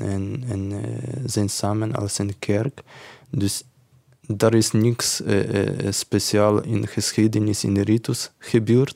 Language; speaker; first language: Dutch; non-native, learner; Ukrainian